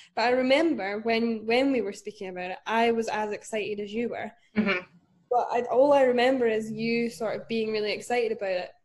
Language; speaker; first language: English; native; English